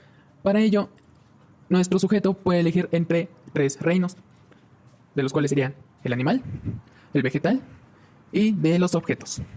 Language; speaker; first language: Spanish; native; Spanish